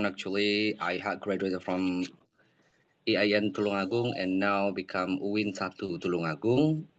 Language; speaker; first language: English; non-native, learner; Indonesian